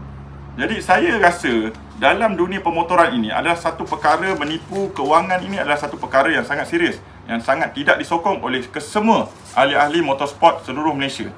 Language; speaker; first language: Malay; native; Malay